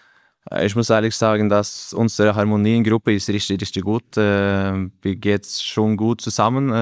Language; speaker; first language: German; non-native, learner; Norwegian